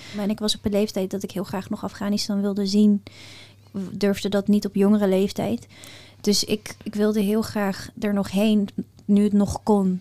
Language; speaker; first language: Dutch; early bilingual, other home language; Persian